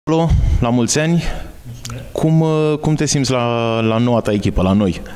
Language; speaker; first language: Romanian; native; Romanian